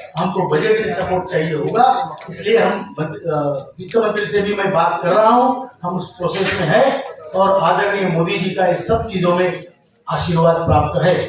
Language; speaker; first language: Hindi; non-native, local second language; Marathi